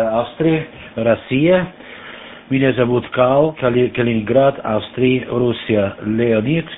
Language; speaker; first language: Russian; non-native, learner; German